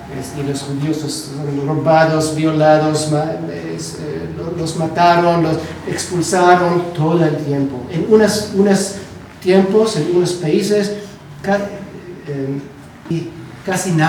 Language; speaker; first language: Spanish; non-native, learner; Hebrew